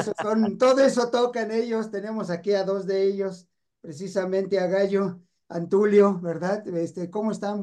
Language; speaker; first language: Spanish; native; Spanish